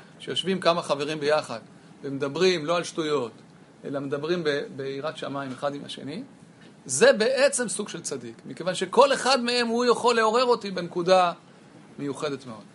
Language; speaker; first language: Hebrew; native; Hebrew